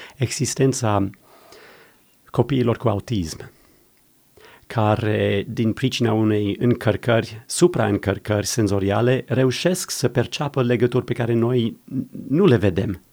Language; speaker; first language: Romanian; non-native, fluent; English